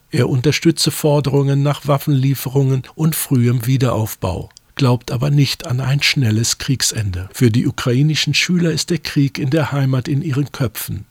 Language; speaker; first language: German; native; German